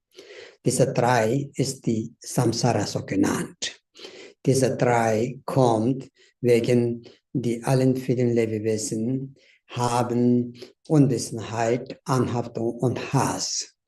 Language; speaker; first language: German; non-native, learner; Tibetan